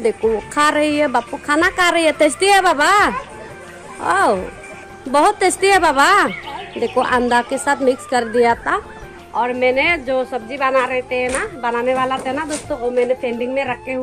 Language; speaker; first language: Hindi; non-native, local second language; Chakma